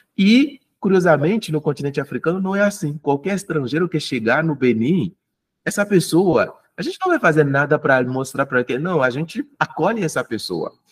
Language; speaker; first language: Portuguese; non-native, fluent; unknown